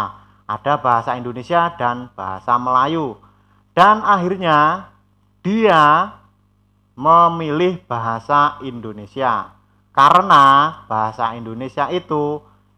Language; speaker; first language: Indonesian; native; Indonesian